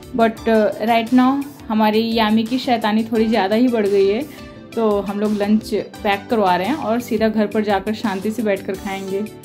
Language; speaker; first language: Hindi; native; Hindi